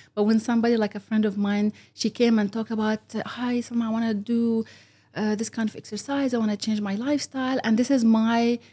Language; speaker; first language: English; early bilingual, other home language; Arabic